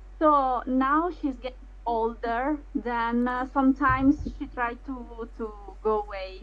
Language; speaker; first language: English; non-native, fluent; Italian